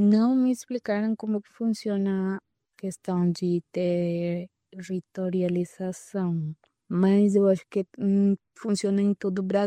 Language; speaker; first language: Portuguese; non-native, fluent; Spanish